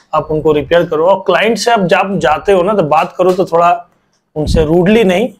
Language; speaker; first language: Hindi; native; Hindi